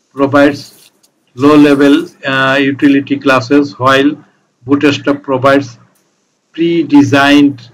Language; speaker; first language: English; non-native, local second language; Bangla